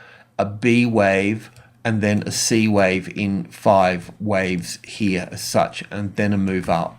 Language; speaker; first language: English; native; English